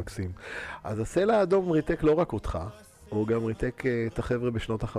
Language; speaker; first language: Hebrew; native; Hebrew